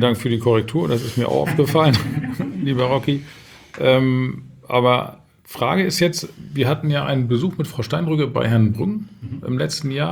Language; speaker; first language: German; native; German